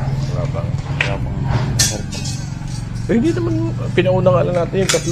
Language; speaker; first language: Filipino; native; Filipino